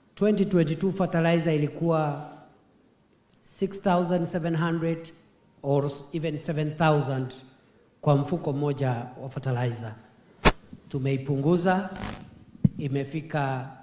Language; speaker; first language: Swahili; non-native, local second language; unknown